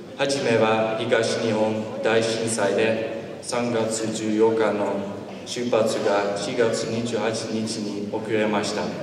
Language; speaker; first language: Japanese; non-native, learner; Dutch